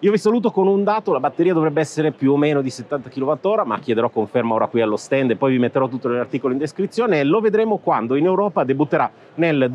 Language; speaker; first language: Italian; native; Italian